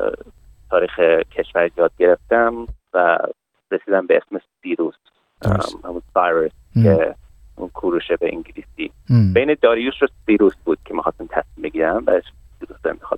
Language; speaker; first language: Persian; early bilingual, heritage; Persian